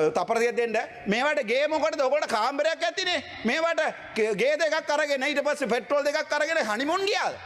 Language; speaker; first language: Sinhala; non-native, local second language; Tamil